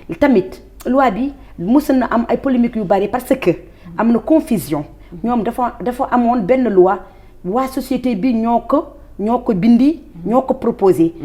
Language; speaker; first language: Wolof; non-native, local second language; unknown